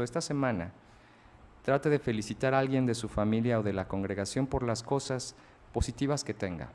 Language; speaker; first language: Spanish; native; Spanish